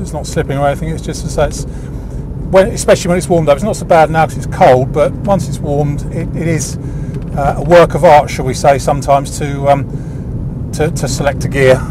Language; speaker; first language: English; native; English